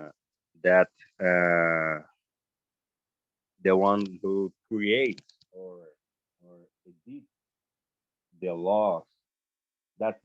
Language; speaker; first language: English; non-native, learner; Portuguese